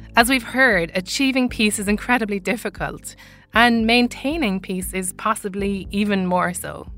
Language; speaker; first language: English; native; English